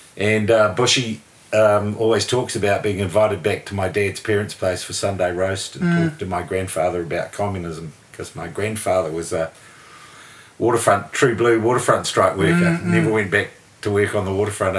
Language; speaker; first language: English; native; English